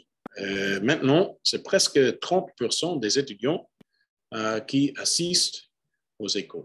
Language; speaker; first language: French; non-native, fluent; English